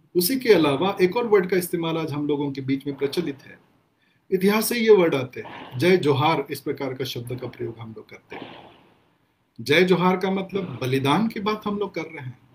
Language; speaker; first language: Hindi; non-native, local second language; Gondi